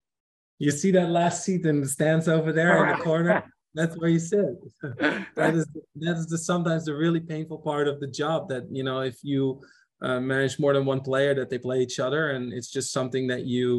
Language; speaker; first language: English; non-native, fluent; Dutch